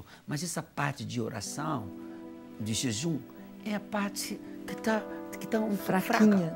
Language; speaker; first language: Portuguese; non-native, fluent; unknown